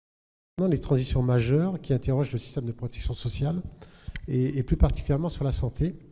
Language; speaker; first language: French; native; French